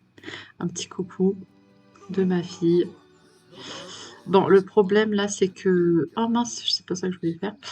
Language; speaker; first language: French; native; French